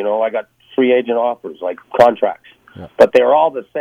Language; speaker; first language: English; native; English